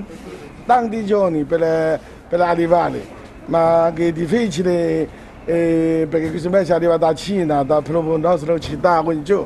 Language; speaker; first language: Italian; non-native, learner; Chinese